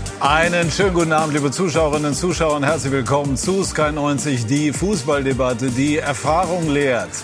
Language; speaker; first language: German; native; German